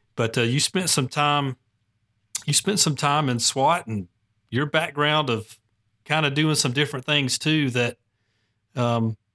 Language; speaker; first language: English; native; English